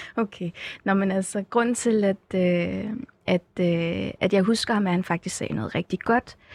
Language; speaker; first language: Danish; native; Danish